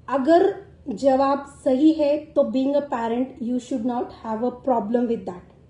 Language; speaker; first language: Hindi; non-native, local second language; Marathi